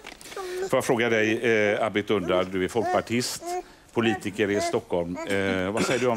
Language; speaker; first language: Swedish; native; Swedish